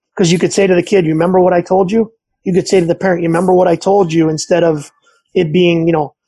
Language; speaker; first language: English; native; English